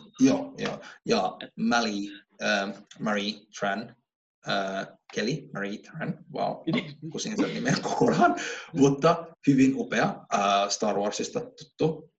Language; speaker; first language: Finnish; early bilingual, other home language; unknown